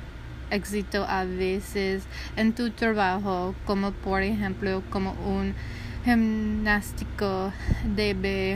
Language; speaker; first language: Spanish; non-native, learner; English